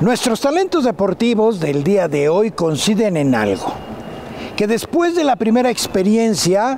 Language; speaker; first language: Spanish; native; Spanish